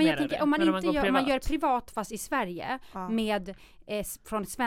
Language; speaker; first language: Swedish; native; Swedish